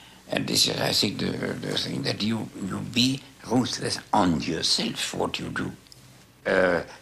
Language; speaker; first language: English; non-native, fluent; German